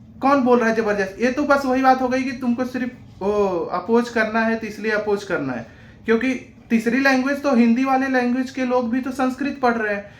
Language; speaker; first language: Hindi; native; Hindi